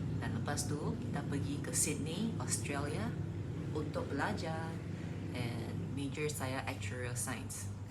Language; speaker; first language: Malay; non-native, local second language; Chinese